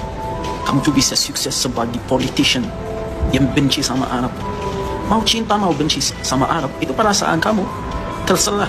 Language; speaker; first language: Indonesian; non-native, fluent; Arabic